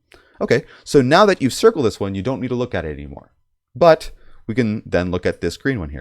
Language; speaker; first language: English; native; English